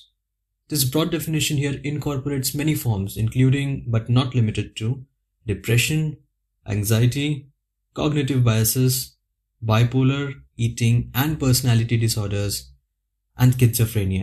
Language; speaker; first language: English; non-native, local second language; Hindi